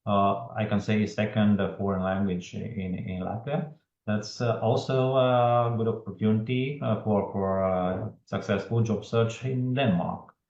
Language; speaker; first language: English; non-native, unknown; Latvian